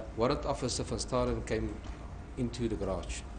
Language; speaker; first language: English; non-native, local second language; Afrikaans